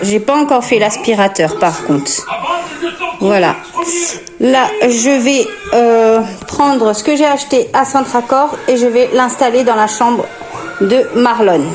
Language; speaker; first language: French; native; French